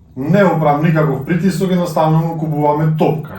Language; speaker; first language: Macedonian; native; Macedonian